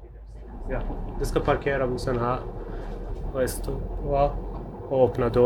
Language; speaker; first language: Swedish; non-native, learner; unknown